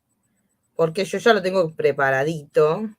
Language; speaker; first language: Spanish; native; Spanish